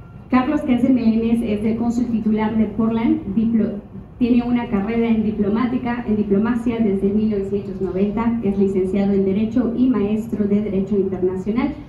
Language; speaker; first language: Spanish; native; Spanish